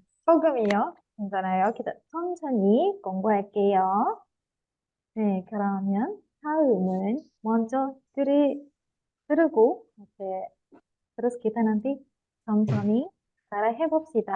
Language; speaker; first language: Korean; non-native, fluent; Indonesian